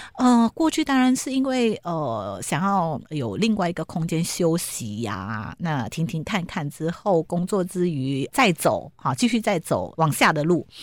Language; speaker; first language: Chinese; native; Chinese